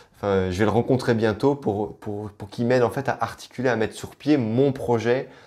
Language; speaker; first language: French; native; French